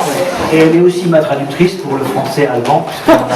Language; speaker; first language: French; native; French